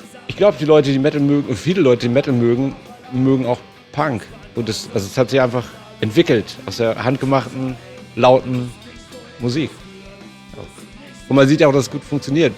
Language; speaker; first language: German; native; German